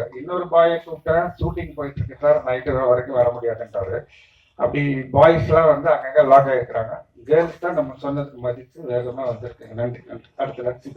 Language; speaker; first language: Tamil; native; Tamil